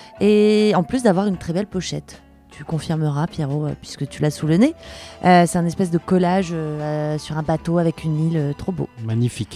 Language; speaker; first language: French; native; French